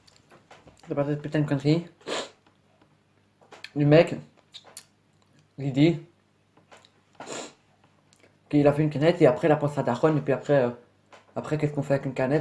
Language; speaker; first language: French; native; French